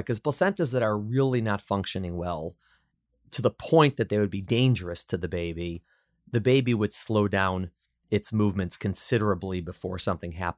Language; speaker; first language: English; native; English